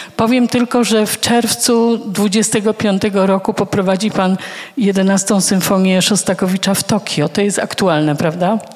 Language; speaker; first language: Polish; native; Polish